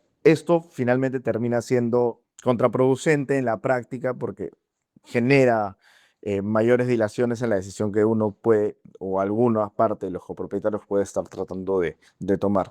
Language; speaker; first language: Spanish; native; Spanish